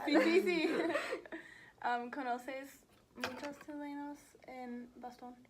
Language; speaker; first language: Spanish; non-native, learner; English